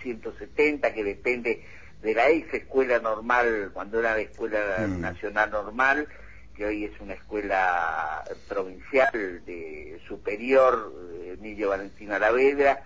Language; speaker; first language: Spanish; native; Spanish